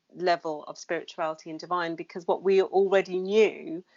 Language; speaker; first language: English; native; English